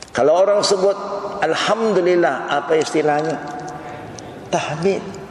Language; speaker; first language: Malay; native; Malay